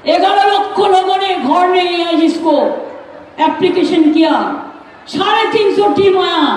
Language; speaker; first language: Hindi; non-native, local second language; Bangla